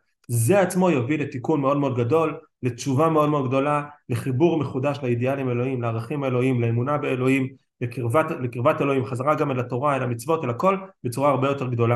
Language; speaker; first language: Hebrew; native; Hebrew